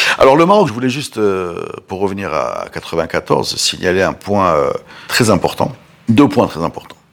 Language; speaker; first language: French; non-native, local second language; Arabic